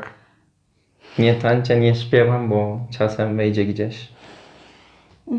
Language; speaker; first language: Polish; non-native, learner; Turkish